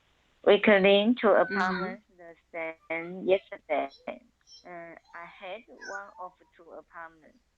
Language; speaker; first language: English; non-native, learner; Chinese